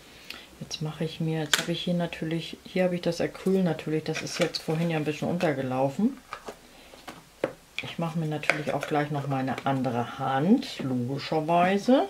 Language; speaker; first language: German; native; German